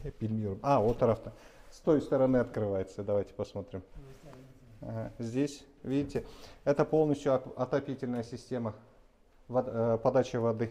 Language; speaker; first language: Russian; non-native, local second language; Kazakh